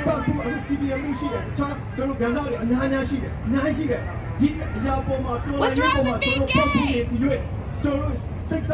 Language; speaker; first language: Burmese; non-native, local second language; Kachin